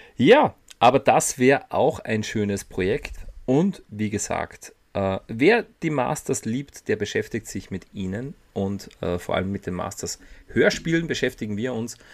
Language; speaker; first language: German; native; German